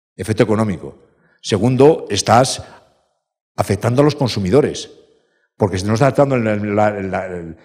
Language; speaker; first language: Spanish; native; Spanish